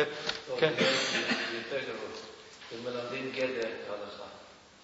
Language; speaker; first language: Hebrew; non-native, fluent; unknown